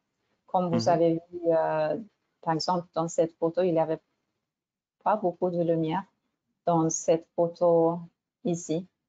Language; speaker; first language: French; non-native, fluent; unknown